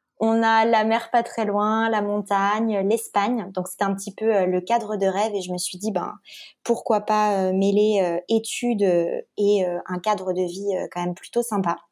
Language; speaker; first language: French; native; French